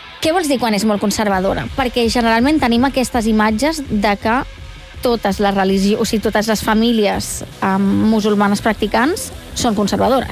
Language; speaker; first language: Catalan; native; Catalan